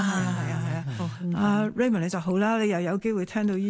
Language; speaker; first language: Cantonese; native; Cantonese